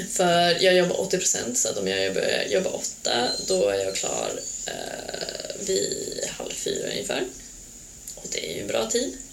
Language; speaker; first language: Swedish; early bilingual, other home language; Hungarian